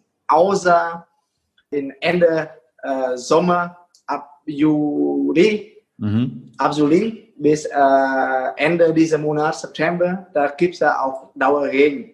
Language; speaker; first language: German; non-native, fluent; Vietnamese